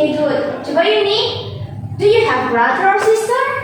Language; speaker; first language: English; non-native, fluent; Indonesian